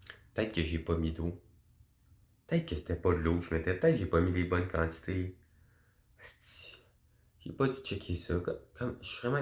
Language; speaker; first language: French; native; French